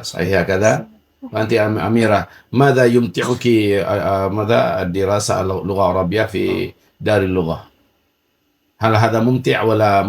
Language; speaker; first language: Arabic; non-native, fluent; Indonesian